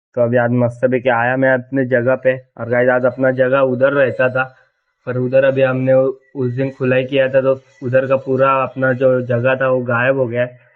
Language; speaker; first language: Hindi; non-native, local second language; Marathi